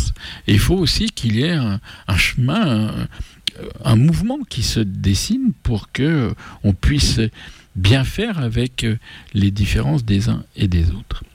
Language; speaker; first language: French; native; French